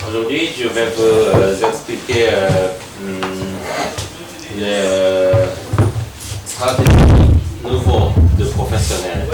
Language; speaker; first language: French; non-native, fluent; Japanese